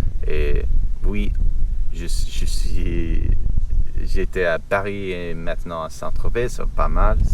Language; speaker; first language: French; non-native, learner; English